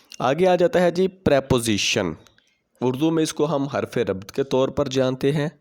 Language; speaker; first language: Urdu; non-native, local second language; Punjabi